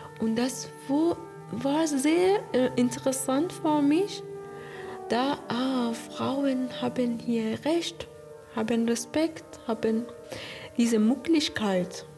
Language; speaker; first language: German; non-native, learner; Persian